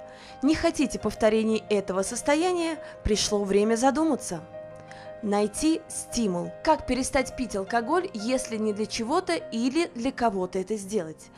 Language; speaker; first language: Russian; native; Russian